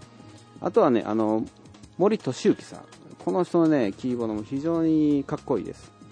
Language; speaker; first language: Japanese; native; Japanese